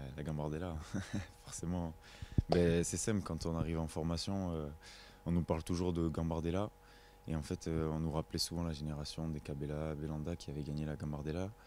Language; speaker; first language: French; native; French